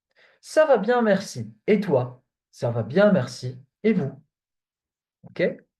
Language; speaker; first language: French; non-native, fluent; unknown